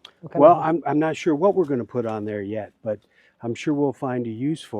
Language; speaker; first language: English; native; English